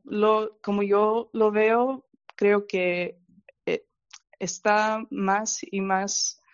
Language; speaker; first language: Spanish; non-native, fluent; English